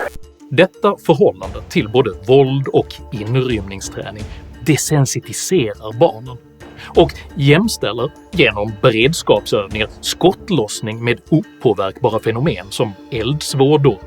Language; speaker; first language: Swedish; native; Swedish